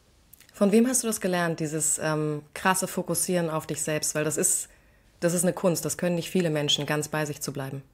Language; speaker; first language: German; native; German